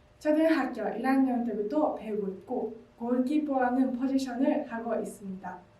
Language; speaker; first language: Korean; non-native, learner; Japanese